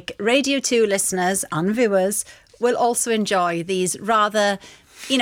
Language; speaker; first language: English; non-native, local second language; Welsh